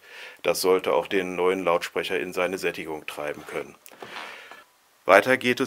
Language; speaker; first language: German; native; German